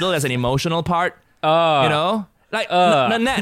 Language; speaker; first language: English; non-native, local second language; Cantonese